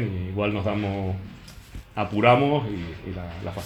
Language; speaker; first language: Spanish; native; Spanish